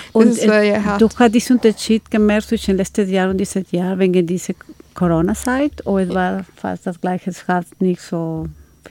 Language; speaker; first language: German; non-native, learner; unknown